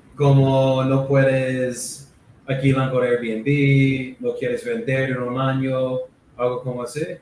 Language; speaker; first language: Spanish; non-native, learner; English